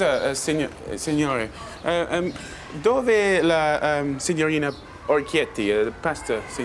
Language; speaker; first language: Italian; non-native, learner; English